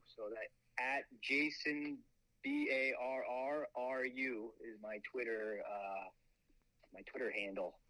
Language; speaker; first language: English; native; English